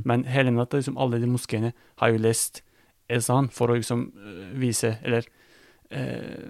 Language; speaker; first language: Norwegian; non-native, fluent; Turkish